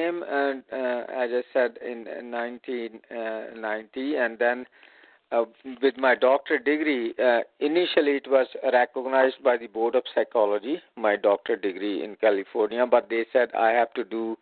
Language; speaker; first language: English; non-native, local second language; Punjabi